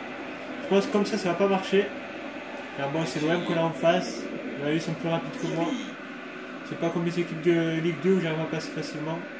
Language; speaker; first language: French; native; French